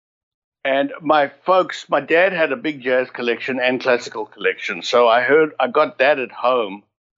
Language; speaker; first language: English; native; English